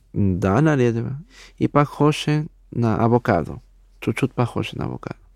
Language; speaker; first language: Russian; non-native, learner; Spanish